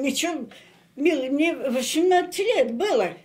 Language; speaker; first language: Russian; native; Russian